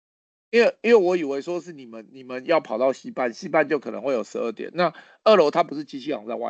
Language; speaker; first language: Chinese; native; Chinese